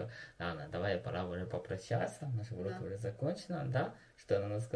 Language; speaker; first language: Russian; non-native, learner; Chinese